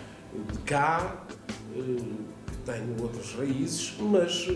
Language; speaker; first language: Portuguese; non-native, fluent; Italian